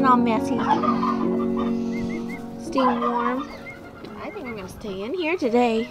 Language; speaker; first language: English; native; English